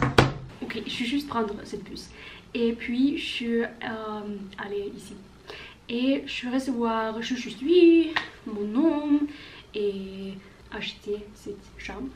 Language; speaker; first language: French; non-native, learner; Norwegian